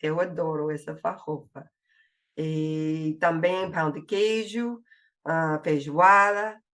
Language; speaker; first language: Portuguese; non-native, fluent; English